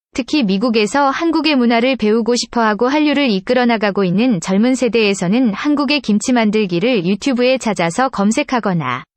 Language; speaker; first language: Korean; native; Korean